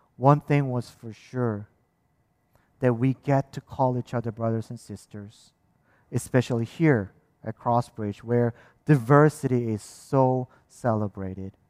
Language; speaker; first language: English; early bilingual, other home language; Korean